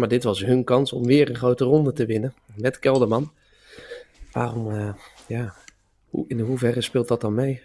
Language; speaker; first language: Dutch; native; Dutch